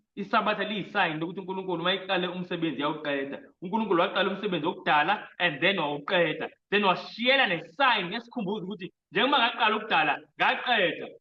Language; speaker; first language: Zulu; native; Zulu